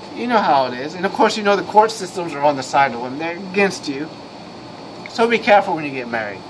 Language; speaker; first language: English; native; English